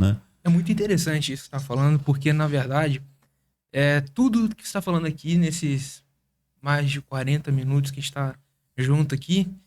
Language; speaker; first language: Portuguese; native; Portuguese